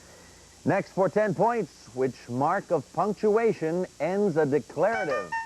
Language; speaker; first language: English; native; English